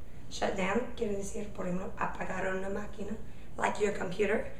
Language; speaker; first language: Spanish; non-native, fluent; English